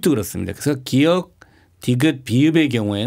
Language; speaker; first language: Korean; native; Korean